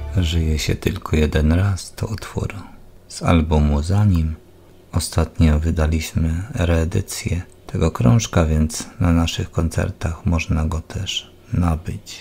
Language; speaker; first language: Polish; native; Polish